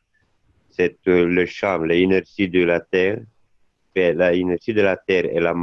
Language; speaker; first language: French; non-native, learner; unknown